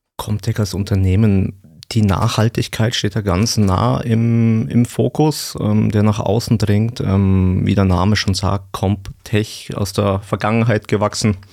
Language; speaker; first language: German; native; German